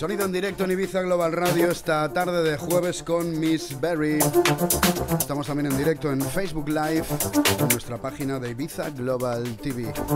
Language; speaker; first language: Spanish; native; Spanish